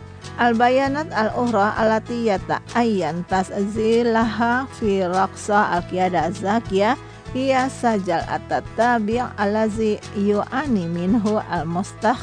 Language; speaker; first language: Arabic; non-native, learner; Indonesian